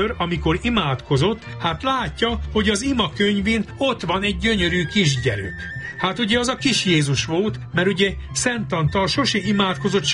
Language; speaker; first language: Hungarian; native; Hungarian